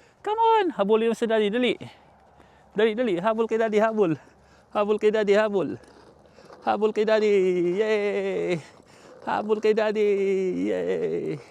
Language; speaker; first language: Filipino; native; Filipino